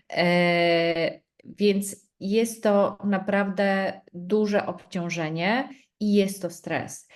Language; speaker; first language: Polish; native; Polish